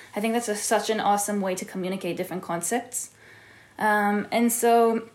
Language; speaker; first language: English; early bilingual, heritage; Hebrew